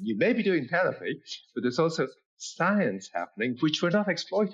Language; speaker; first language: English; native; English